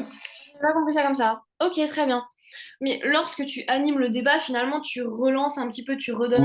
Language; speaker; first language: French; native; French